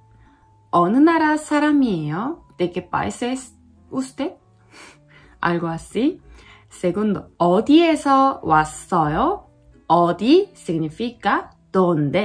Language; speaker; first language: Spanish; non-native, learner; Korean